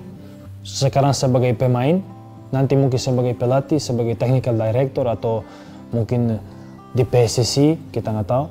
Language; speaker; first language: Indonesian; non-native, fluent; Serbian